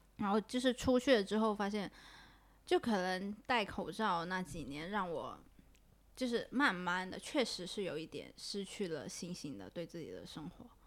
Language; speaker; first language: Chinese; non-native, local second language; Cantonese